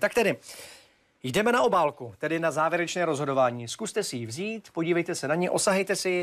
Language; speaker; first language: Czech; native; Czech